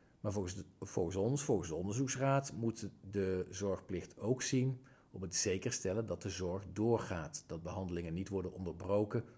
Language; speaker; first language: Dutch; native; Dutch